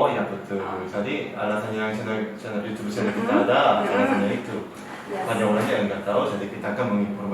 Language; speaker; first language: Indonesian; non-native, learner; Korean